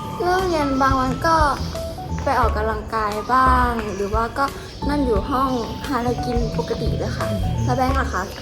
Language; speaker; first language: Thai; native; Thai